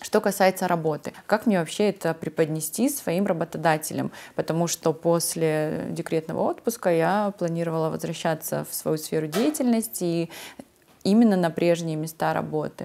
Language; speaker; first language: Russian; non-native, local second language; Ossetic